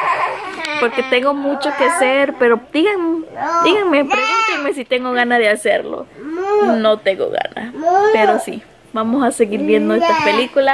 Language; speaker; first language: Spanish; early bilingual, heritage; Spanish